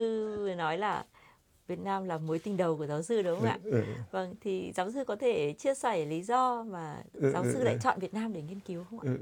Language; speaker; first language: Vietnamese; native; Vietnamese